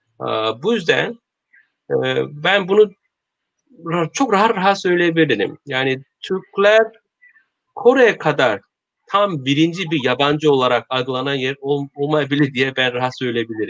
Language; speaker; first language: Turkish; non-native, learner; Korean